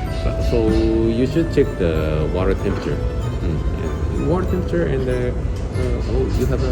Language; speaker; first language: English; non-native, learner; Japanese